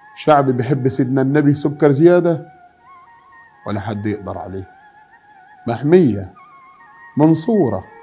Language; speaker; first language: Arabic; native; Arabic